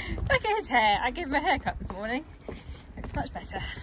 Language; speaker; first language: English; native; English